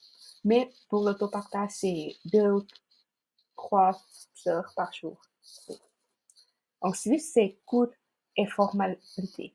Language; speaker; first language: French; non-native, fluent; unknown